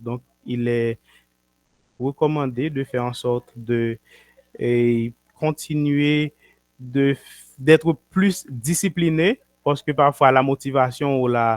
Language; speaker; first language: French; non-native, local second language; Haitian Creole